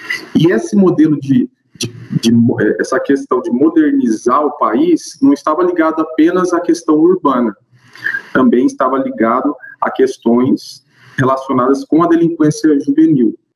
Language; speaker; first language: Portuguese; native; Portuguese